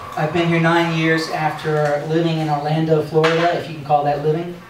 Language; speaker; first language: English; native; English